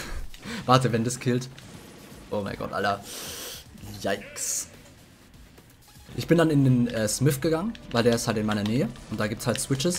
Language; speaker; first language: German; native; German